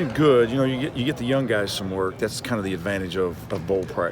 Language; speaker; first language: English; native; English